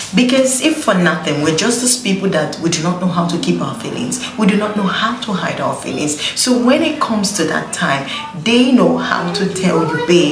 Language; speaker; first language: English; non-native, local second language; Igbo